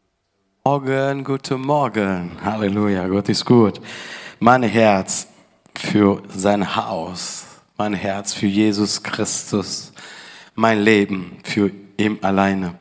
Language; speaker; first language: German; non-native, fluent; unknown